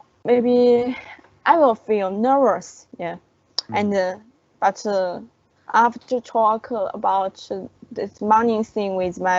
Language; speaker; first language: English; non-native, learner; Chinese